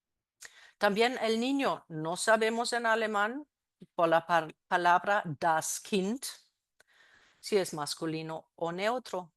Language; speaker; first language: Spanish; non-native, fluent; German